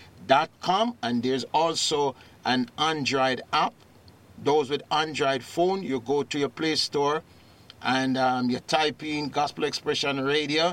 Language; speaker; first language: English; native; English